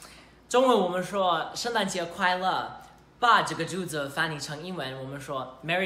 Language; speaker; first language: Chinese; non-native, fluent; English